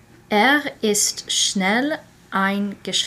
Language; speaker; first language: German; non-native, learner; English